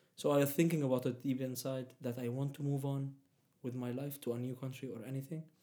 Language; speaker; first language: English; non-native, fluent; Arabic